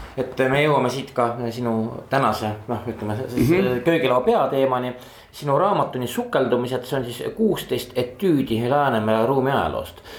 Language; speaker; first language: Estonian; native; Estonian